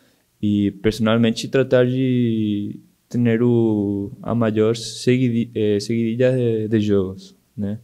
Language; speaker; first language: Portuguese; non-native, local second language; Spanish